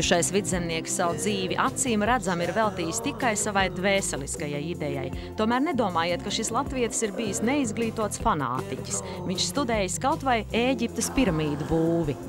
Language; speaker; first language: Latvian; native; Latvian